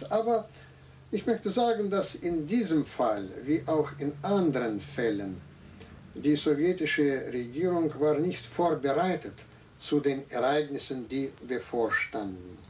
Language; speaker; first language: German; non-native, fluent; Russian